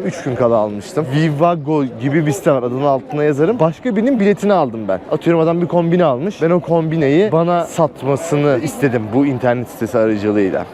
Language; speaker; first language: Turkish; native; Turkish